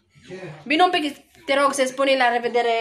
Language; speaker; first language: Romanian; non-native, learner; Filipino